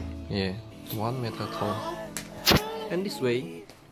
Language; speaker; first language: English; non-native, learner; Indonesian